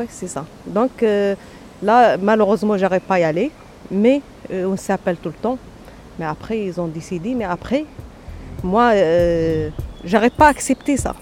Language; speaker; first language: French; non-native, local second language; Arabic